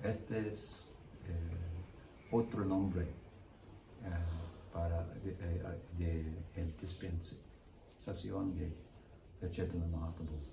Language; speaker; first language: Spanish; non-native, learner; English